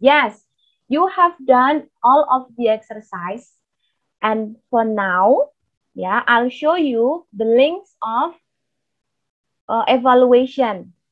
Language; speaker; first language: English; non-native, fluent; Indonesian